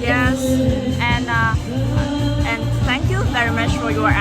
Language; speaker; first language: English; non-native, learner; Vietnamese